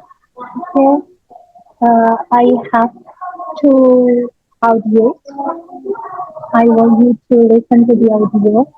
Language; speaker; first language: English; non-native, learner; Indonesian